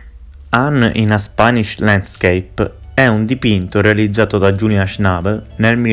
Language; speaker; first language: Italian; native; Italian